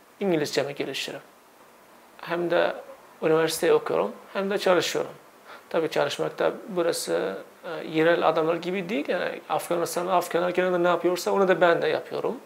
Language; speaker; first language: Turkish; non-native, fluent; Uzbek